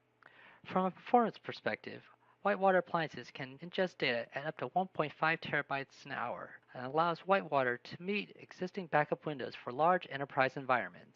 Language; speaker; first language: English; native; English